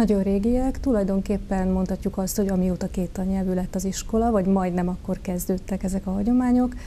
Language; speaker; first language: Hungarian; native; Hungarian